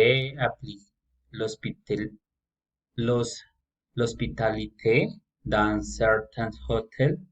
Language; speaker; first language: French; non-native, learner; Spanish